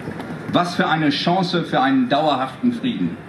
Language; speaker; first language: German; native; German